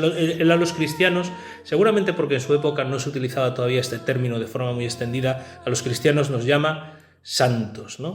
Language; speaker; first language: Spanish; native; Spanish